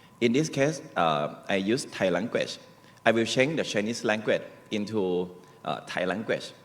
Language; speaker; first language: English; non-native, learner; Thai